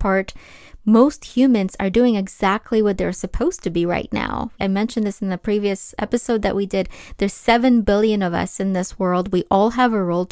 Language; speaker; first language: English; non-native, fluent; Ukrainian